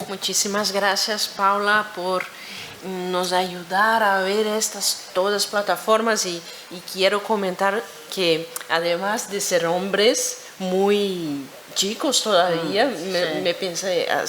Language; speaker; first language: Spanish; non-native, fluent; Portuguese